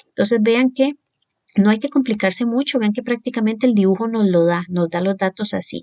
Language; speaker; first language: Spanish; native; Spanish